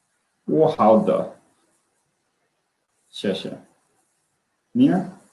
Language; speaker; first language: Chinese; non-native, learner; Swedish